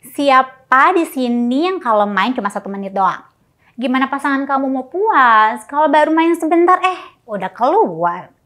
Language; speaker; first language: Indonesian; native; Indonesian